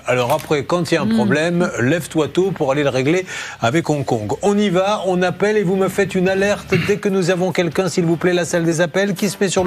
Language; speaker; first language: French; native; French